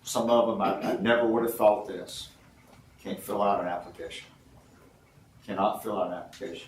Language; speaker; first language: English; native; English